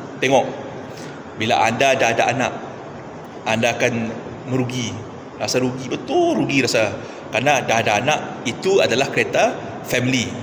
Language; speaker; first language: Malay; non-native, local second language; Iban